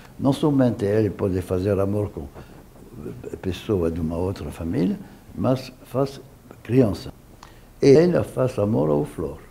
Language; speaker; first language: Portuguese; non-native, fluent; French